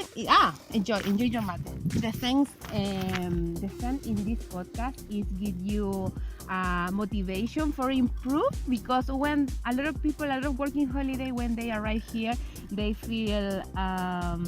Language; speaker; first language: English; non-native, learner; Spanish